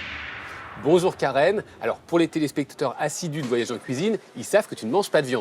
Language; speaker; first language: French; native; French